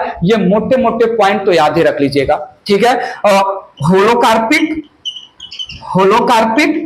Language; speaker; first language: Hindi; native; Hindi